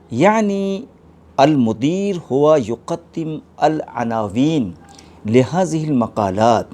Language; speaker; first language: Arabic; non-native, fluent; Urdu